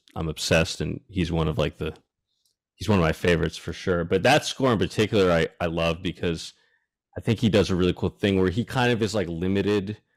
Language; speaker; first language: English; native; English